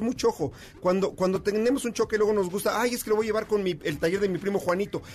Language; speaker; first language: Spanish; native; Spanish